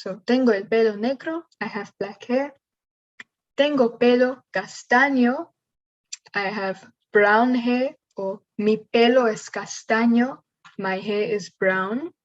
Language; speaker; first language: Spanish; non-native, learner; English